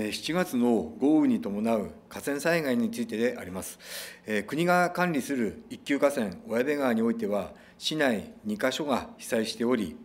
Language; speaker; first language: Japanese; native; Japanese